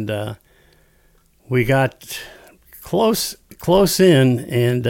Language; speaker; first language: English; native; English